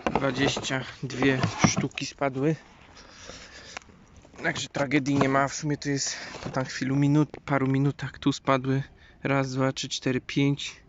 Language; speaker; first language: Polish; native; Polish